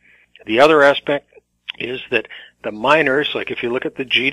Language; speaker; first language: English; native; English